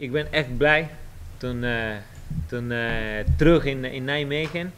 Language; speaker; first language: Dutch; non-native, learner; Spanish